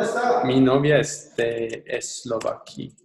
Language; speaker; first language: Spanish; non-native, learner; English